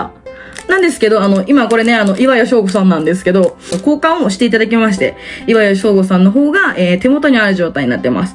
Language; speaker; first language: Japanese; native; Japanese